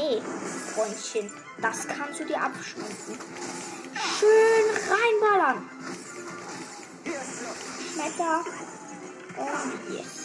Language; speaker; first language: German; native; German